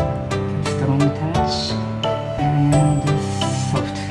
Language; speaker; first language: English; non-native, learner; Japanese